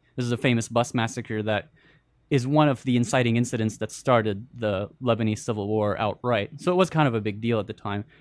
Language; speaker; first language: English; early bilingual, other home language; Arabic